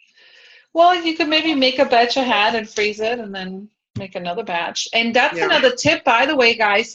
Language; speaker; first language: English; native; English